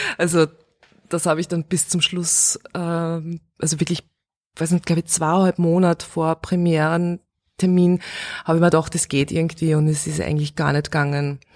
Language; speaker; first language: German; early bilingual, other home language; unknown